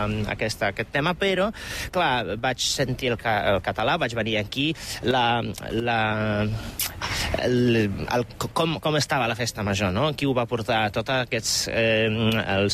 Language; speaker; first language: Catalan; non-native, fluent; Polish